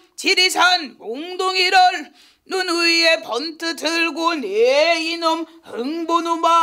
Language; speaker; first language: Korean; non-native, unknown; French